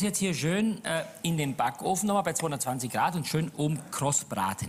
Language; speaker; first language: German; native; German